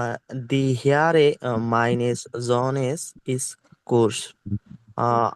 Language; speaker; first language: German; non-native, learner; Bangla